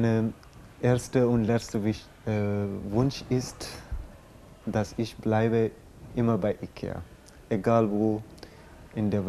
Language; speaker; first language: German; non-native, learner; Urdu